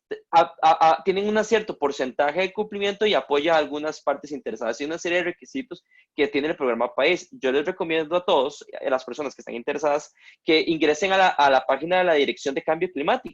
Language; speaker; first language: Spanish; native; Spanish